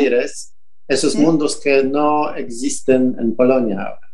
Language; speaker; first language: Spanish; non-native, fluent; Polish